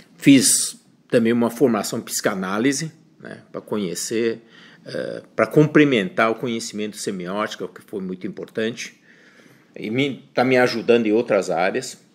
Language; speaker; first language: Portuguese; early bilingual, other home language; Chinese